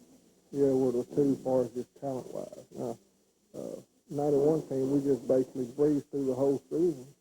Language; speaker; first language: English; native; English